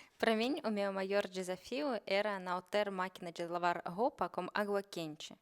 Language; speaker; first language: Portuguese; non-native, learner; Russian